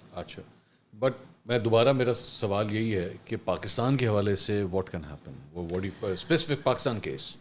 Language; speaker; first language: Urdu; native; Urdu